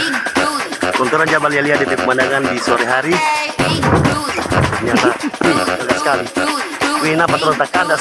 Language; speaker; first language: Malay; non-native, local second language; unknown